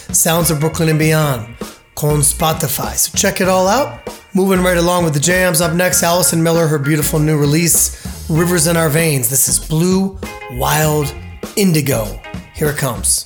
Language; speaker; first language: English; native; English